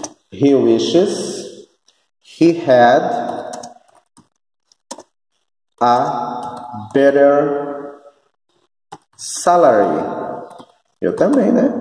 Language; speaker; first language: English; non-native, fluent; Portuguese